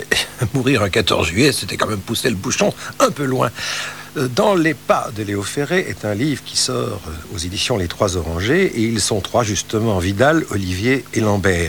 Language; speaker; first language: French; native; French